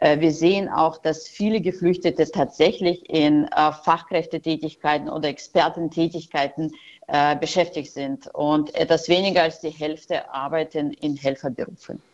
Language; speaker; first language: German; non-native, fluent; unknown